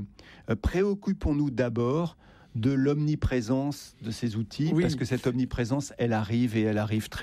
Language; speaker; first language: French; native; French